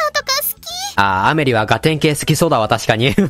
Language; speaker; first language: Japanese; native; Japanese